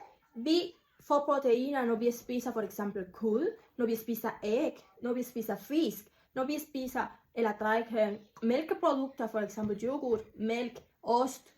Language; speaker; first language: Danish; non-native, learner; Spanish